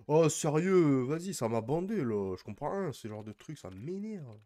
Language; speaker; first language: French; native; French